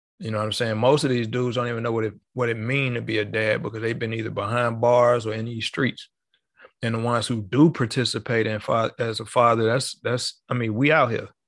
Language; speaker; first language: English; native; English